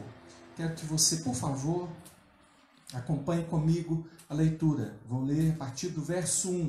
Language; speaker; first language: Portuguese; native; Portuguese